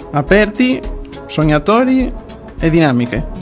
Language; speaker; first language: Italian; non-native, learner; Spanish